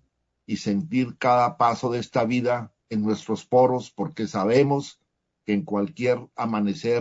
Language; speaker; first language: Spanish; native; Spanish